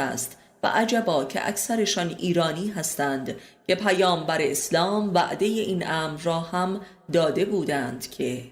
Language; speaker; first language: Persian; native; Persian